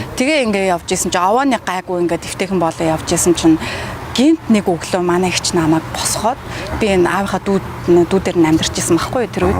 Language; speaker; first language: Mongolian; early bilingual, heritage; Mongolian